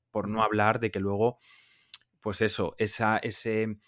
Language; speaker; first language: Spanish; native; Spanish